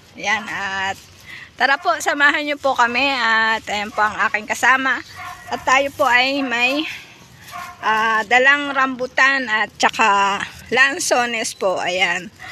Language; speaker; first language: Filipino; native; Filipino